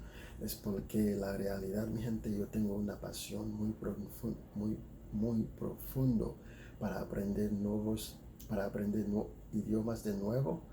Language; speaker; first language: Spanish; non-native, fluent; Haitian Creole